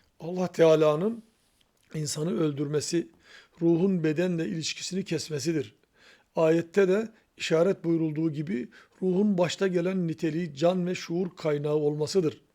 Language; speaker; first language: Turkish; native; Turkish